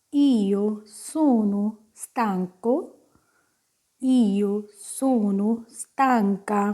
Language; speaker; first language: Italian; non-native, fluent; Punjabi